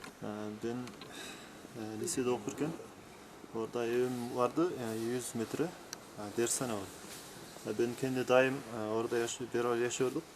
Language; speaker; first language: Turkish; non-native, learner; Kyrgyz